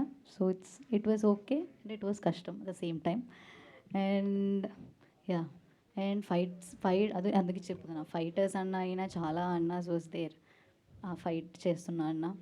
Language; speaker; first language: Telugu; non-native, learner; Malayalam